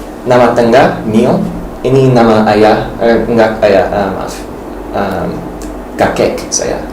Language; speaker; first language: Indonesian; non-native, learner; English